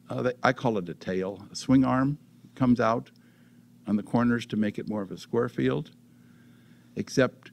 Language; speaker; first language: English; native; English